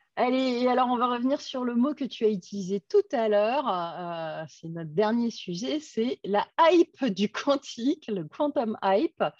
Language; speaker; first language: French; native; French